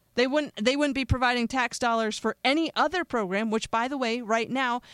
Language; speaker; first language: English; native; English